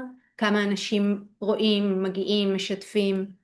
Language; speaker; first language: Hebrew; native; Hebrew